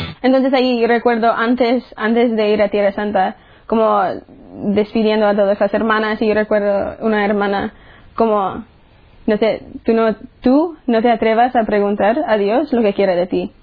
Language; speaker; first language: Spanish; early bilingual, heritage; English